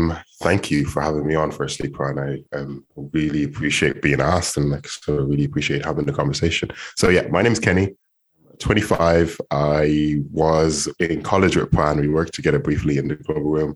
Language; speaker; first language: English; native; English